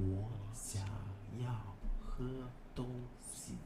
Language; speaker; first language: Chinese; non-native, learner; English